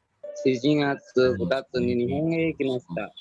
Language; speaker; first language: Japanese; non-native, learner; Indonesian